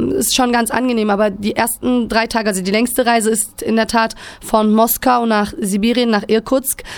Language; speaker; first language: German; early bilingual, other home language; Turkish